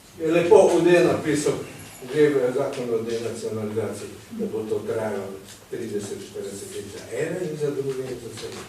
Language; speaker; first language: Slovenian; native; Slovenian